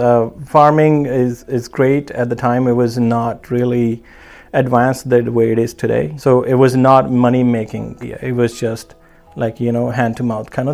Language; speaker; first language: English; non-native, local second language; Punjabi